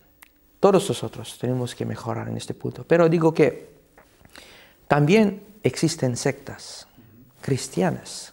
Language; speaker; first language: Spanish; non-native, fluent; Cebuano